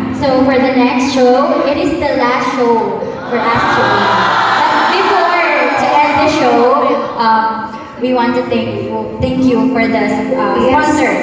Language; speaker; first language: English; non-native, learner; Thai